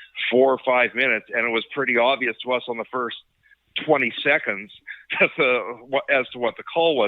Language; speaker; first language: English; native; English